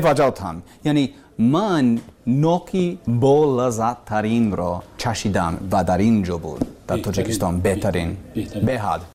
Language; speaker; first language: Persian; non-native, learner; English